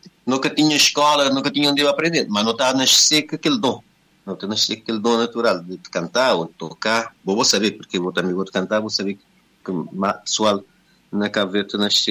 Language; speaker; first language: Portuguese; non-native, local second language; Kabuverdianu